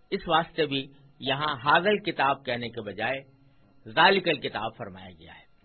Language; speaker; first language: Urdu; native; Urdu